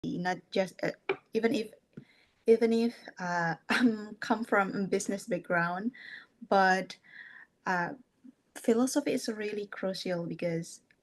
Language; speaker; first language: English; non-native, fluent; Indonesian